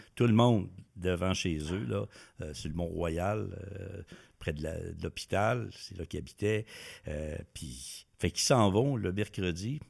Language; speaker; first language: French; native; French